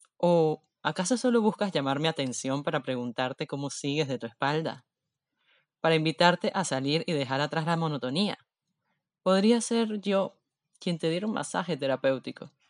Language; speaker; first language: Spanish; native; Spanish